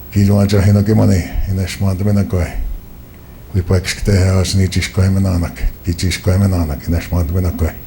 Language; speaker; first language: English; early bilingual, other home language; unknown